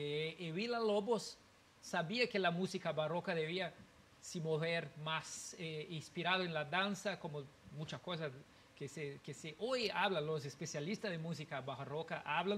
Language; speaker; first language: Spanish; non-native, learner; Portuguese